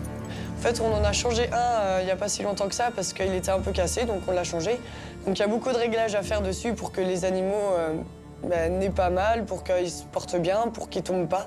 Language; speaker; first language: French; native; French